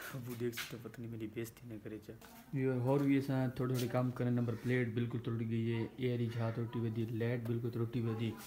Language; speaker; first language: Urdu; non-native, local second language; Saraiki